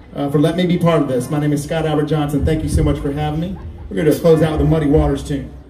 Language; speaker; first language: English; native; English